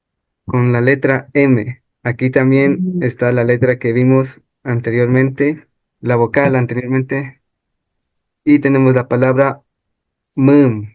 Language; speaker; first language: Spanish; non-native, local second language; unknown